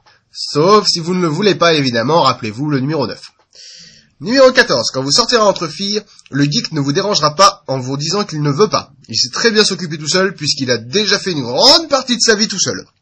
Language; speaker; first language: French; native; French